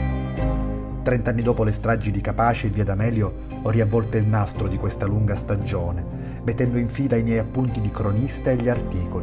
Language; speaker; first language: Italian; native; Italian